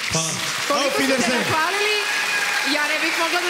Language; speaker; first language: Serbian; native; Serbian